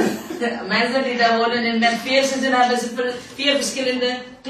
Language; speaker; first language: Dutch; non-native, learner; Indonesian